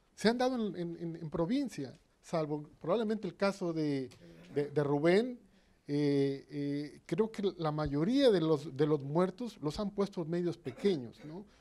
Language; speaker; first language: Spanish; native; Spanish